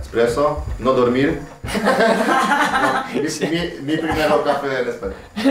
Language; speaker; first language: Spanish; non-native, learner; Polish